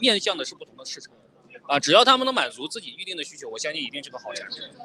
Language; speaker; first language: Chinese; native; Chinese